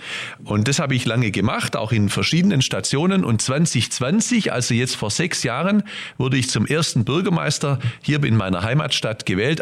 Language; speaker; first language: German; native; German